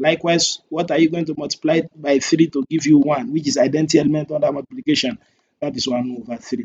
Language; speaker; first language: English; non-native, local second language; Yoruba